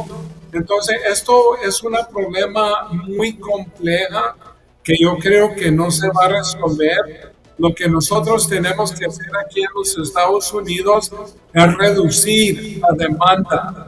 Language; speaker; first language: Spanish; early bilingual, heritage; Spanish